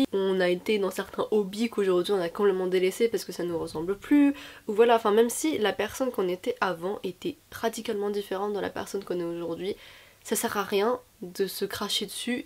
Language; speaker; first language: French; native; French